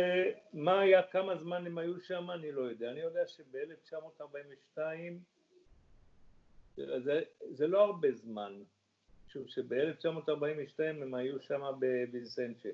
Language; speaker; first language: Hebrew; early bilingual, other home language; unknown